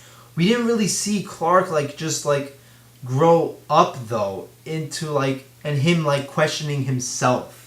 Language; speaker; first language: English; native; English